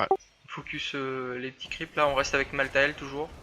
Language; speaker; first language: French; native; French